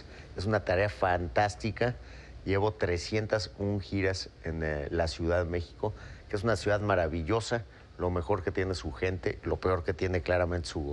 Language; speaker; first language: Spanish; native; Spanish